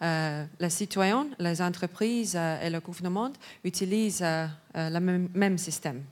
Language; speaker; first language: French; non-native, learner; Estonian